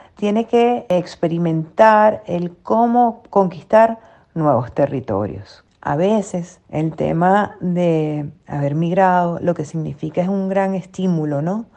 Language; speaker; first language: Spanish; native; Spanish